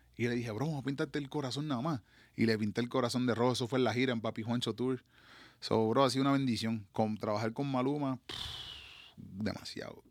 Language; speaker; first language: Spanish; native; Spanish